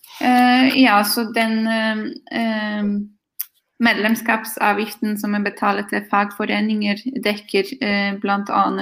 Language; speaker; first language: Norwegian; non-native, fluent; Polish